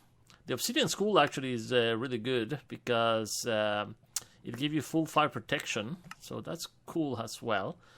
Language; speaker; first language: English; non-native, fluent; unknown